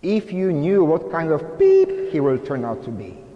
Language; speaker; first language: English; non-native, fluent; Polish